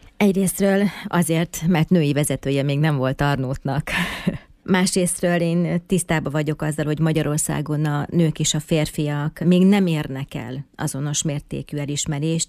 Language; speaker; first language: Hungarian; native; Hungarian